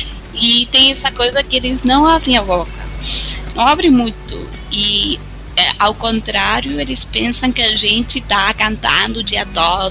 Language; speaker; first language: Portuguese; non-native, fluent; Spanish